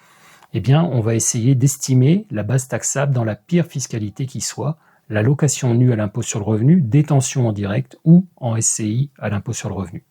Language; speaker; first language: French; native; French